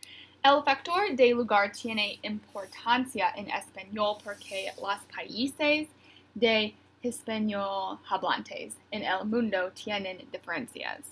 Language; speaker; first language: Spanish; non-native, learner; English